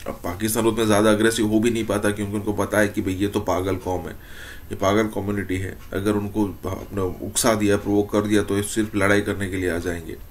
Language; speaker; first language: Hindi; native; Hindi